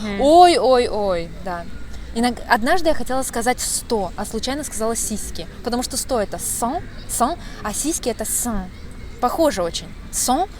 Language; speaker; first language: Russian; native; Russian